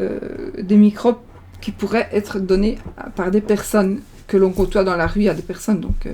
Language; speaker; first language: French; native; French